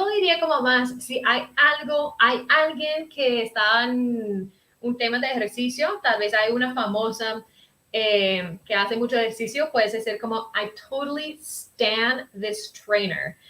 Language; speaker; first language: Spanish; early bilingual, heritage; Spanish